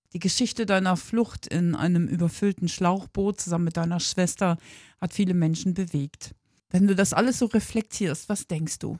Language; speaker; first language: German; native; German